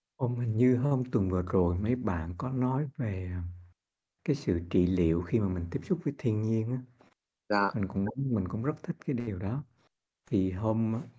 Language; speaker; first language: Vietnamese; native; Vietnamese